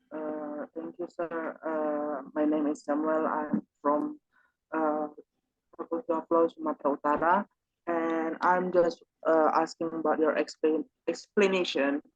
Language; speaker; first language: English; non-native, learner; Indonesian